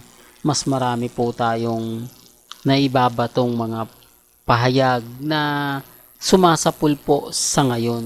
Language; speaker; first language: Filipino; native; Filipino